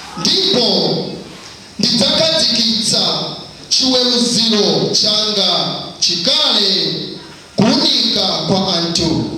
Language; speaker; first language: Nyanja; non-native, local second language; Tumbuka